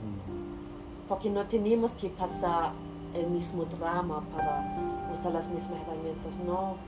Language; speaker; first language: Spanish; non-native, learner; German